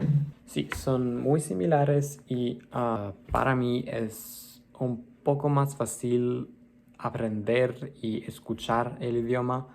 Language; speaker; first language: Spanish; non-native, learner; Italian